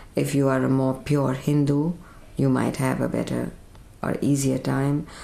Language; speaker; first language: English; non-native, local second language; Urdu